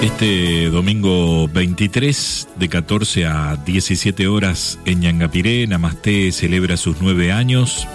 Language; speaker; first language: Spanish; native; Spanish